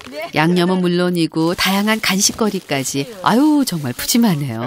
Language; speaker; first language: Korean; native; Korean